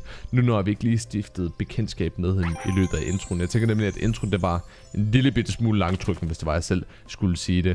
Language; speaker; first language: Danish; native; Danish